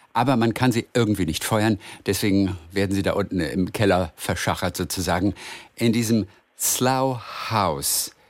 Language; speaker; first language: German; native; German